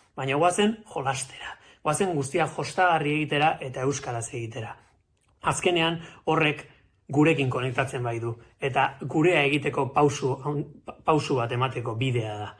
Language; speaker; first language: Basque; native; Basque